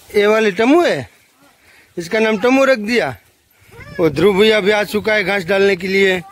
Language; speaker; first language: Hindi; non-native, local second language; Gujarati